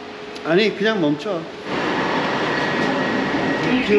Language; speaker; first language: Korean; native; Korean